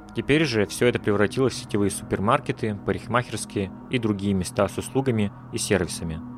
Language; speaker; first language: Russian; native; Russian